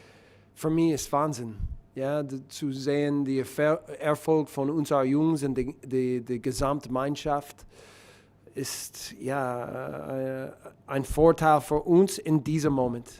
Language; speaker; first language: German; non-native, learner; English